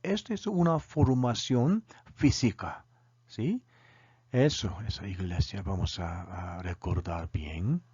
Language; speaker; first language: Spanish; non-native, learner; Korean